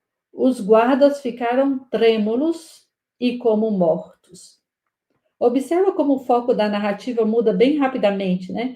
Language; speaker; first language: Portuguese; native; Portuguese